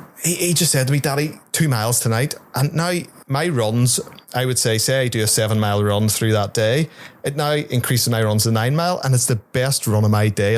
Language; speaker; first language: English; native; English